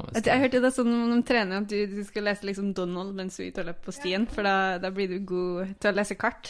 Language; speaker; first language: Norwegian; early bilingual, other home language; English